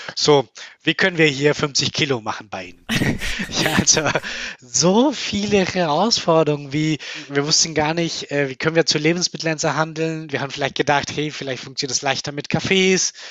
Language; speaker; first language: German; non-native, fluent; Spanish